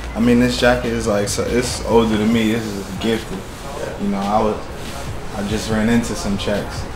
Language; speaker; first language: English; native; English